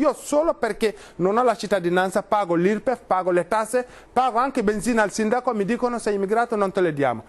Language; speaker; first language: Italian; non-native, fluent; Wolof